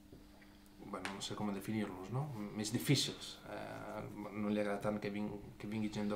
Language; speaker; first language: Catalan; non-native, fluent; Italian